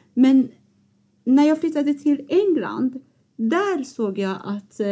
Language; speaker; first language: Swedish; non-native, fluent; Persian